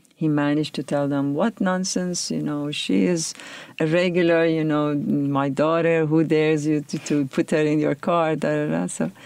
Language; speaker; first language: English; non-native, fluent; Persian